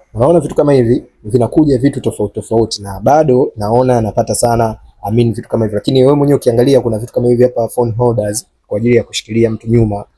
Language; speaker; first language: Swahili; native; Swahili